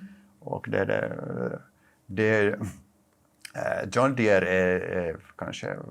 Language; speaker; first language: Swedish; non-native, local second language; Finnish